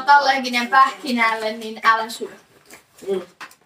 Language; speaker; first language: Finnish; non-native, learner; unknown